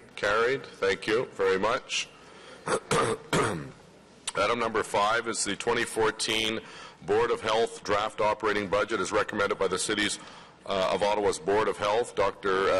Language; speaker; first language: English; native; English